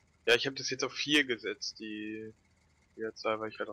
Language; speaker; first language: German; native; German